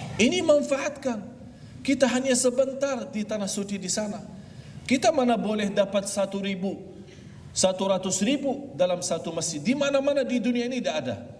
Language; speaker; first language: Malay; non-native, fluent; Arabic